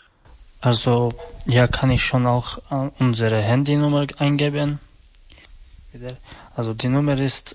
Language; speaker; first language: German; non-native, learner; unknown